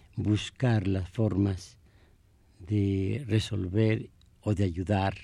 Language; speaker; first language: Spanish; native; Spanish